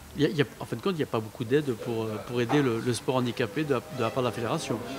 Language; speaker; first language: French; native; French